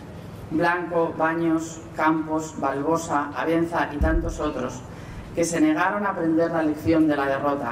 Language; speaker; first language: Spanish; native; Spanish